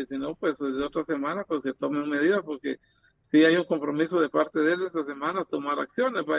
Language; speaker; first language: Spanish; native; Spanish